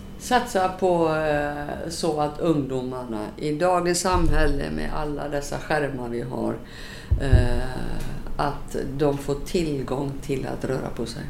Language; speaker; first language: Swedish; native; Swedish